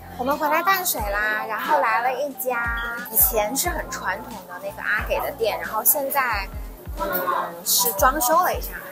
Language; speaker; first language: Chinese; native; Chinese